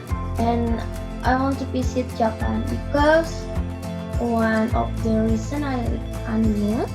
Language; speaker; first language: English; non-native, learner; Indonesian